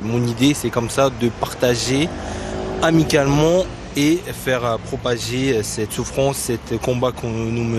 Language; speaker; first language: French; non-native, fluent; Tibetan